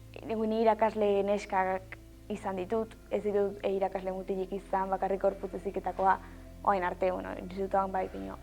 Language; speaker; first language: Basque; non-native, local second language; Spanish